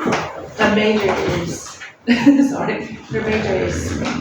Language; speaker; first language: English; non-native, fluent; Spanish